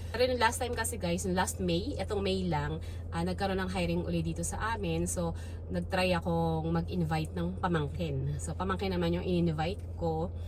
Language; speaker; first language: Filipino; native; Filipino